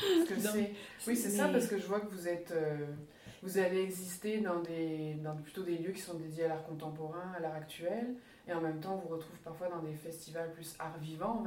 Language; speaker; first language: French; native; French